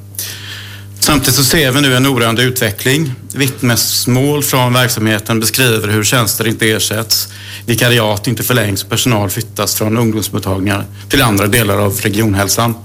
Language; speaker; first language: Swedish; native; Swedish